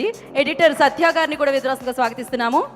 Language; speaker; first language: Telugu; native; Telugu